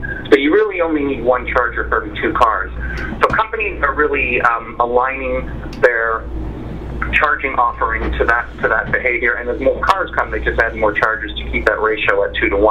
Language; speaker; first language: English; native; English